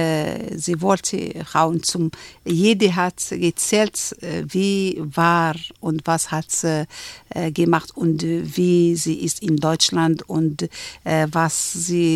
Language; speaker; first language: German; non-native, learner; Arabic